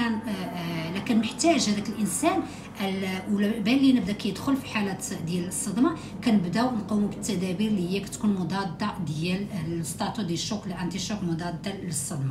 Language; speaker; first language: Arabic; native; Arabic